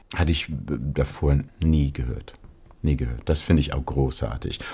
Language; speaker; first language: German; non-native, fluent; English